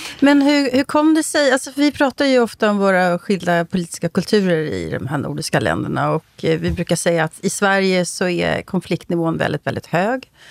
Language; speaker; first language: Swedish; native; Swedish